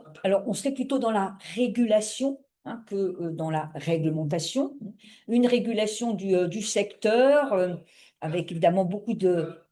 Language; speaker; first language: French; native; French